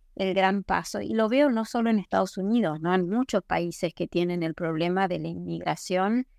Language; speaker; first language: Spanish; native; Spanish